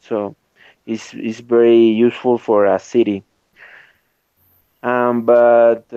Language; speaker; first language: English; non-native, learner; Spanish